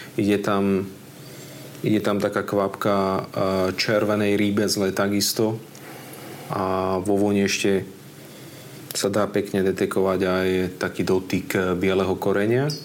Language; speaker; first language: Slovak; native; Slovak